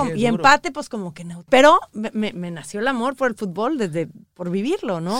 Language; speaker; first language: Spanish; native; Spanish